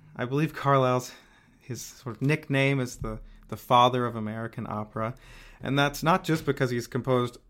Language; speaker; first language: English; native; English